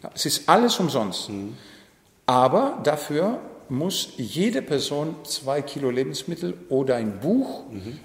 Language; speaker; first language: German; non-native, fluent; Greek